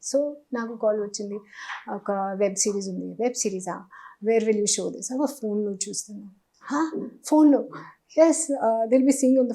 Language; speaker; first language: Telugu; non-native, learner; Hindi